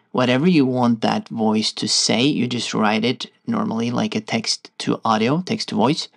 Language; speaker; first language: English; non-native, fluent; Norwegian